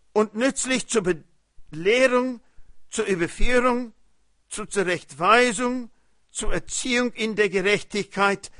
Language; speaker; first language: German; early bilingual, heritage; German